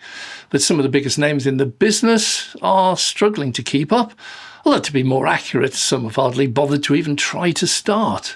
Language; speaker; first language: English; native; English